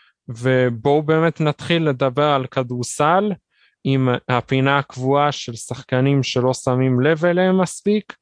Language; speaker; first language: Hebrew; native; Hebrew